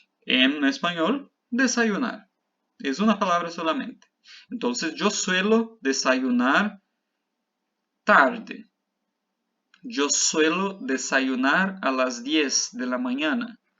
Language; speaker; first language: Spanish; non-native, fluent; Portuguese